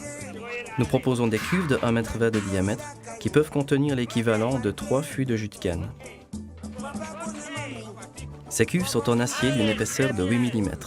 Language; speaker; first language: French; native; French